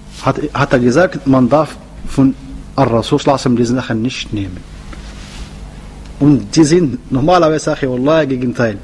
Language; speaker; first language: German; non-native, learner; Arabic